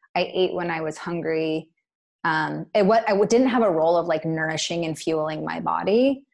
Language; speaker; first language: English; native; English